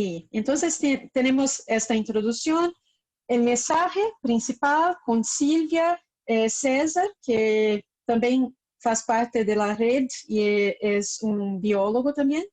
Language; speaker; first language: Spanish; non-native, fluent; Portuguese